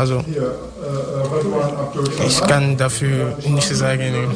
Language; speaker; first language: German; non-native, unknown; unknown